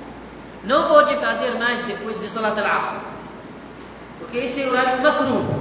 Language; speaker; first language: Portuguese; non-native, fluent; Arabic